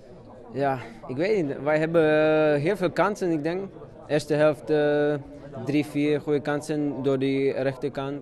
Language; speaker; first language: Dutch; non-native, learner; Czech